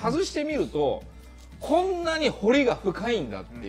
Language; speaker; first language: Japanese; native; Japanese